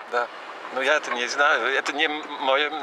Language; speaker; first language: Russian; non-native, fluent; Dutch